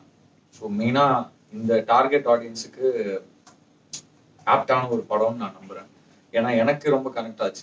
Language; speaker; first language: Tamil; native; Tamil